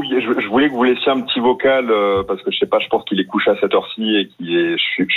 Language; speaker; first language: French; native; French